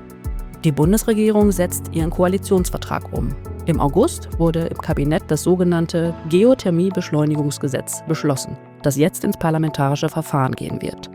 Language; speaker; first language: German; native; German